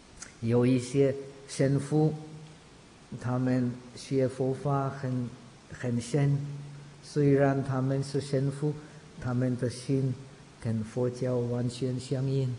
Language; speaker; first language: Chinese; non-native, fluent; Czech